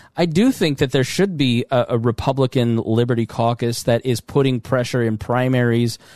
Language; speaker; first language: English; native; English